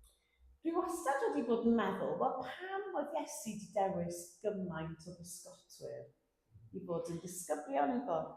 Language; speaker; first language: Welsh; native; Welsh